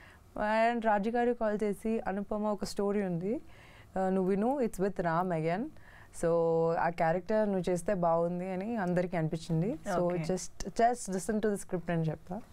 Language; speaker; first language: Telugu; non-native, fluent; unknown